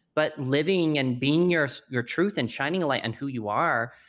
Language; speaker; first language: English; native; English